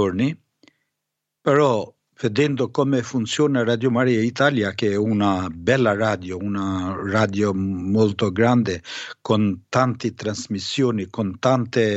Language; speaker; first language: Italian; non-native, fluent; Albanian